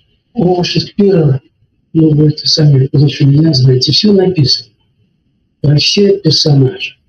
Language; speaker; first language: Russian; native; Russian